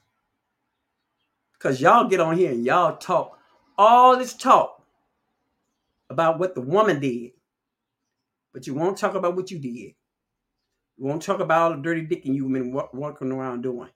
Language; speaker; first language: English; native; English